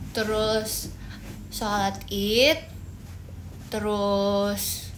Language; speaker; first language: Indonesian; native; Indonesian